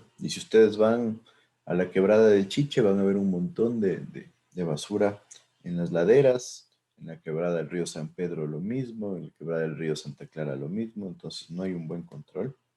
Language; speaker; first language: Spanish; native; Spanish